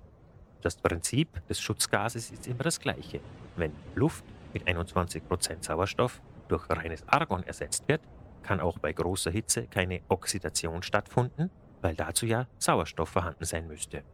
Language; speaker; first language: German; native; German